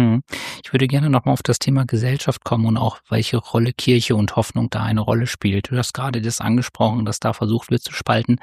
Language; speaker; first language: German; native; German